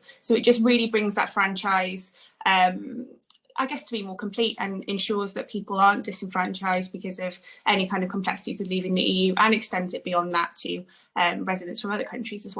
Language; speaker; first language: English; native; English